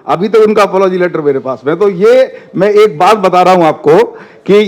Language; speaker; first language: Hindi; non-native, local second language; Telugu